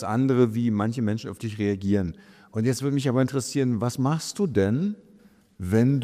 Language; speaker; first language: German; native; German